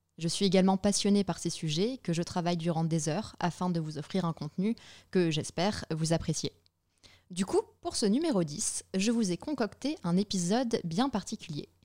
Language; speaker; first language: French; native; French